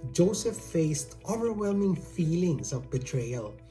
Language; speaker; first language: English; non-native, local second language; Filipino